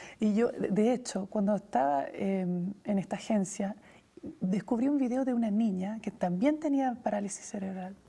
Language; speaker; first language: Spanish; native; Spanish